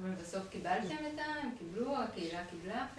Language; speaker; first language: Hebrew; native; Hebrew